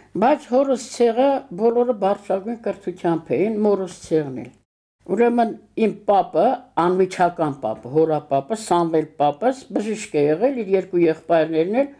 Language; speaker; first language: Armenian; native; Armenian